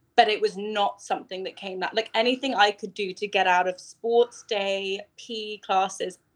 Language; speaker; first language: English; native; English